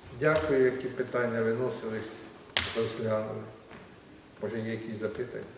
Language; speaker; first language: Ukrainian; native; Ukrainian